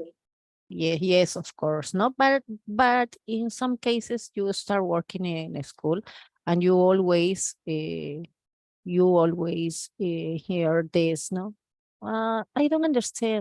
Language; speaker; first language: English; non-native, learner; Spanish